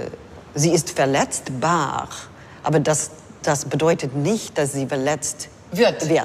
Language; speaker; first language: German; non-native, fluent; English